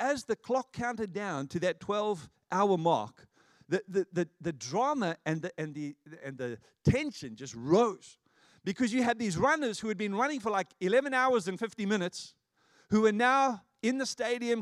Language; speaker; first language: English; native; English